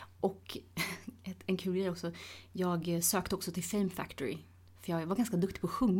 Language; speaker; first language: Swedish; early bilingual, other home language; Tigrinya